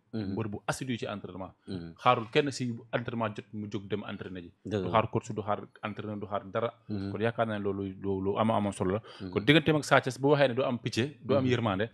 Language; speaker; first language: Wolof; native; Wolof